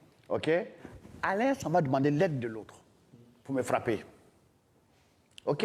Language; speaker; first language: French; non-native, local second language; Dyula